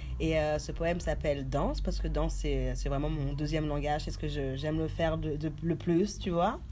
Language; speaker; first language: French; early bilingual, other home language; Haitian Creole